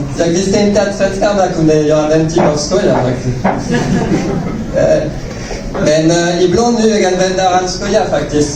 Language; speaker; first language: Swedish; non-native, learner; French